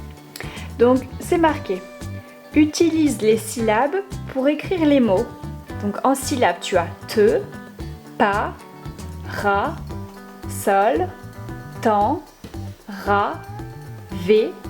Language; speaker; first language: French; native; French